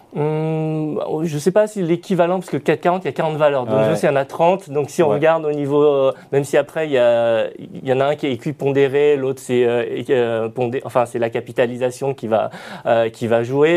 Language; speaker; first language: French; native; French